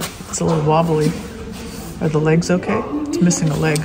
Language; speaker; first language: English; native; English